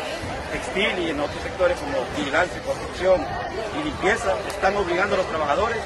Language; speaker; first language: Spanish; native; Spanish